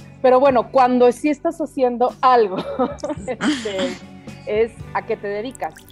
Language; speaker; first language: Spanish; native; Spanish